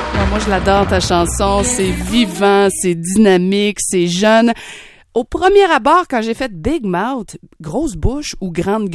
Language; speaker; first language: French; native; French